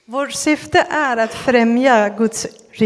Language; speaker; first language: Swedish; non-native, fluent; Persian